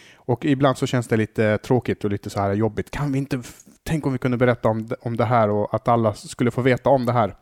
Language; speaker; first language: Swedish; early bilingual, other home language; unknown